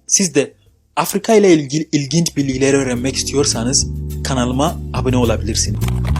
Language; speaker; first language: Turkish; non-native, fluent; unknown